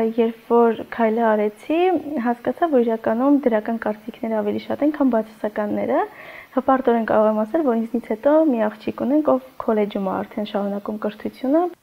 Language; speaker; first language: Armenian; non-native, local second language; Kurdish